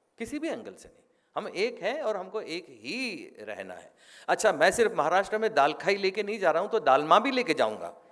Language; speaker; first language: Hindi; non-native, local second language; Marathi